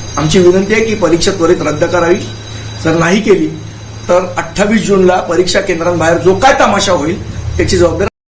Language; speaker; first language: Marathi; native; Marathi